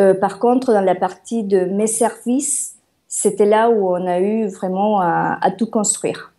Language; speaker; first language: French; non-native, fluent; Spanish